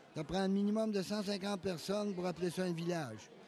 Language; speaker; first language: French; native; French